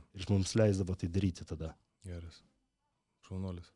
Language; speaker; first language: Lithuanian; native; Lithuanian